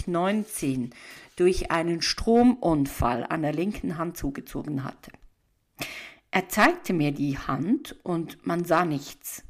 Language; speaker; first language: German; native; German